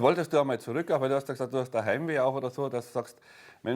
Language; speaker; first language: German; native; German